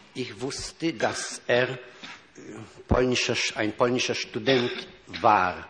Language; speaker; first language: German; non-native, fluent; Polish